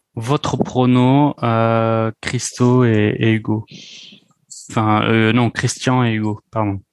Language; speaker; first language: French; native; French